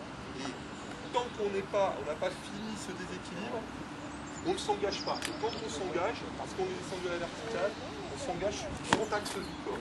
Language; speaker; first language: French; native; French